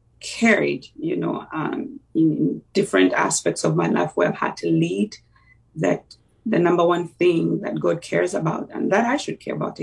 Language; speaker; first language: English; non-native, local second language; Ganda